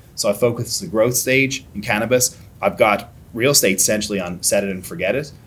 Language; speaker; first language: English; native; English